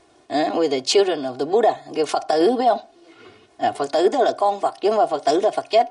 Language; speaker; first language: Vietnamese; native; Vietnamese